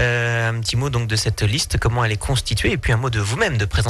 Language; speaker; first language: French; native; French